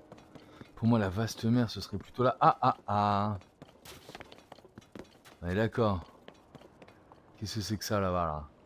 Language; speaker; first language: French; native; French